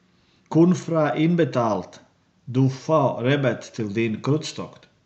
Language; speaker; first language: Norwegian; non-native, learner; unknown